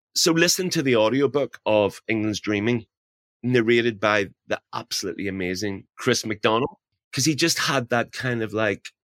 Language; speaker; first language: English; native; English